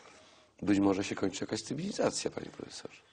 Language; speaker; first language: Polish; native; Polish